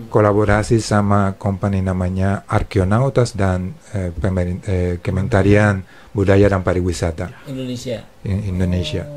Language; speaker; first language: Indonesian; non-native, fluent; Spanish